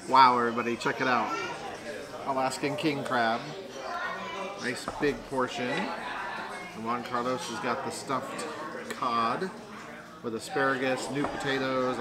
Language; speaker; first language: English; native; English